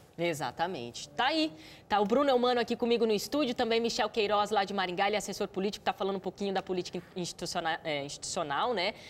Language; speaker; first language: Portuguese; native; Portuguese